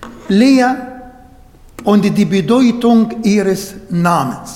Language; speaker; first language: German; non-native, fluent; Arabic